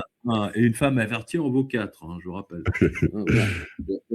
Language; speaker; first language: French; native; French